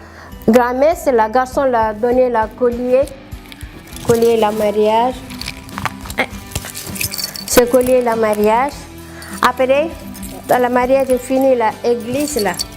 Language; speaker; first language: French; non-native, learner; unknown